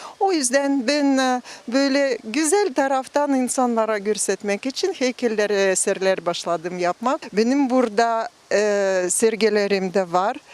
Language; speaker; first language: Turkish; non-native, learner; Russian